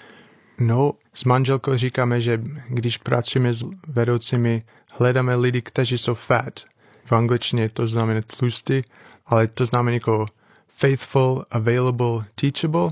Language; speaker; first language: Czech; non-native, fluent; English